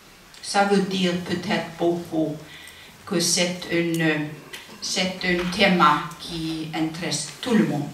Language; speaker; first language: French; non-native, learner; Icelandic